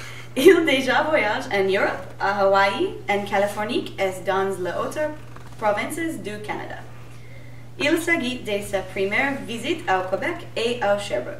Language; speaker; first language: French; non-native, learner; English